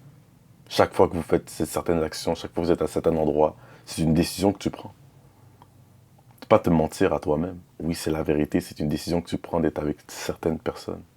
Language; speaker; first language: French; native; French